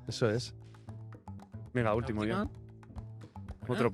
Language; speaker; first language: Spanish; native; Spanish